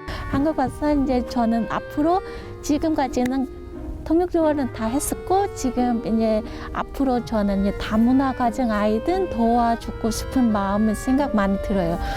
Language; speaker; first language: Korean; non-native, learner; Vietnamese